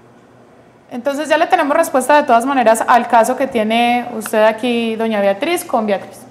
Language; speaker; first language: Spanish; native; Spanish